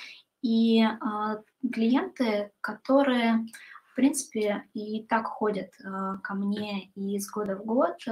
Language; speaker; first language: Russian; native; Russian